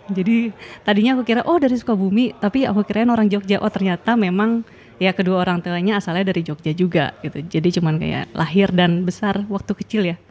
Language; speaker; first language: Indonesian; native; Indonesian